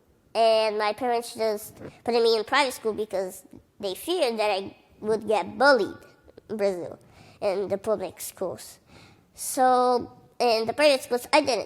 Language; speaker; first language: English; early bilingual, other home language; Portuguese